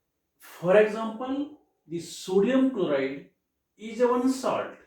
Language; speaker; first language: English; non-native, local second language; Marathi